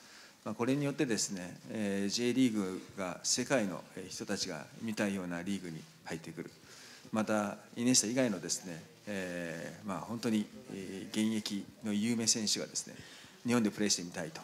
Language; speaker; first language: Japanese; native; Japanese